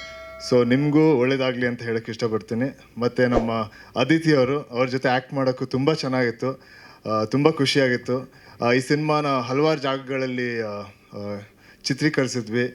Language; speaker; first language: Kannada; native; Kannada